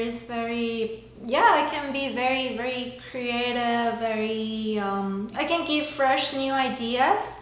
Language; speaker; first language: English; non-native, fluent; Spanish